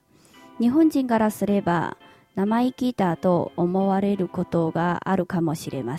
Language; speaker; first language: Japanese; non-native, fluent; Chinese